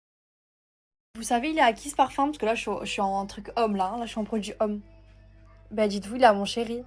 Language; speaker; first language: French; native; French